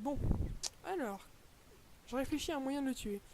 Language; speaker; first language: French; native; French